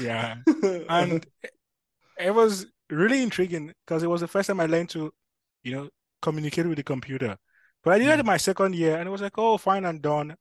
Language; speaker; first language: English; non-native, local second language; Yoruba